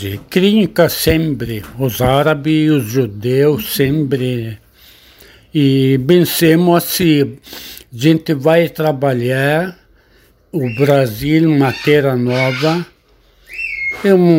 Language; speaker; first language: Portuguese; non-native, learner; Arabic